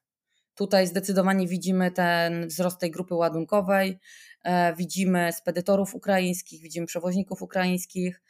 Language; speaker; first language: Polish; native; Polish